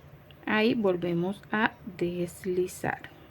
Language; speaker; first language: Spanish; native; Spanish